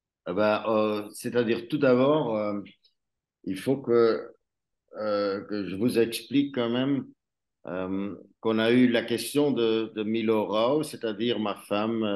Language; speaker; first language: French; non-native, local second language; Dutch